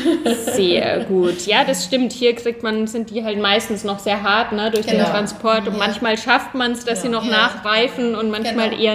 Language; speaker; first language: German; native; German